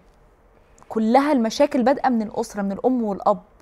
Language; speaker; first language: Arabic; native; Arabic